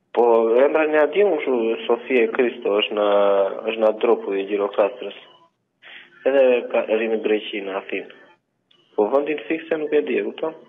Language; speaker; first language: Albanian; native; Albanian